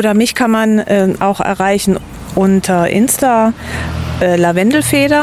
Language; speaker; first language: German; native; German